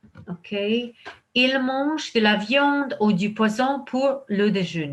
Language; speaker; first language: French; non-native, fluent; English